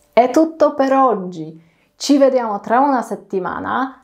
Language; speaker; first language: Italian; non-native, fluent; Polish